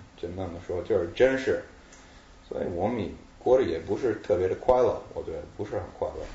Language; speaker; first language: Chinese; non-native, fluent; English